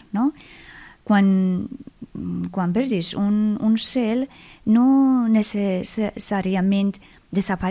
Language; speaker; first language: Catalan; non-native, fluent; Persian